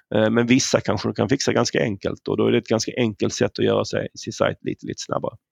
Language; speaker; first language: Swedish; native; Swedish